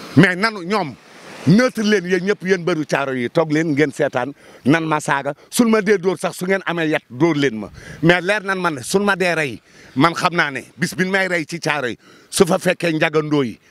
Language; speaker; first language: Wolof; native; Wolof